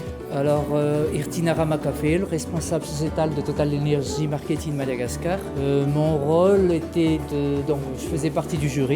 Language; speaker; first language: French; non-native, local second language; Malagasy